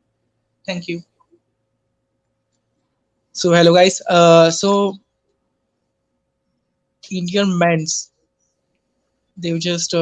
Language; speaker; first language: English; non-native, learner; Hindi